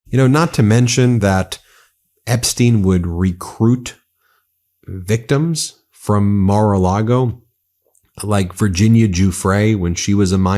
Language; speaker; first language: English; native; English